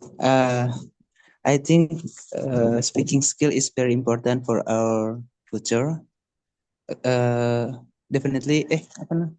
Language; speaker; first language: English; non-native, learner; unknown